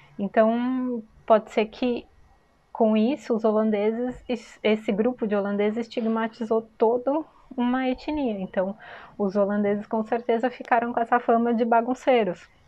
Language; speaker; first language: Portuguese; native; Portuguese